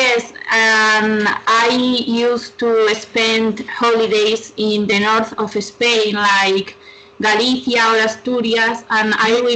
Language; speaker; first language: English; non-native, learner; Spanish